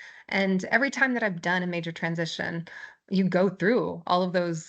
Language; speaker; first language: English; native; English